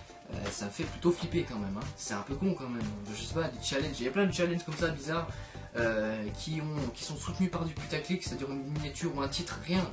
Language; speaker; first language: French; native; French